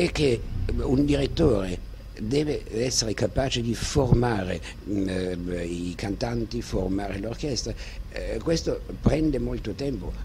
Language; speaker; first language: Italian; non-native, fluent; German